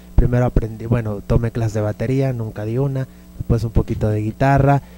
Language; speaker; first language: Spanish; native; Spanish